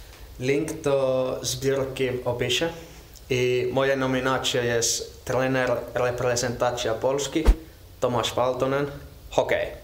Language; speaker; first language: Polish; non-native, learner; Finnish